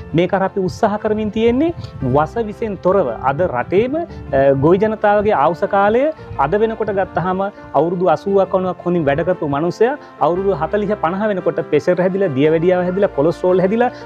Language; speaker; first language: Sinhala; native; Sinhala